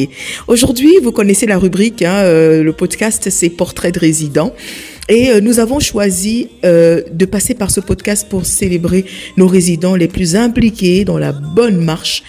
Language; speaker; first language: French; native; French